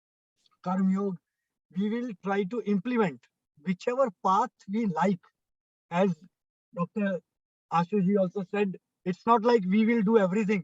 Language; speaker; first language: English; non-native, local second language; Hindi